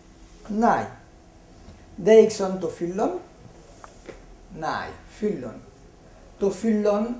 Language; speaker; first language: Greek; non-native, fluent; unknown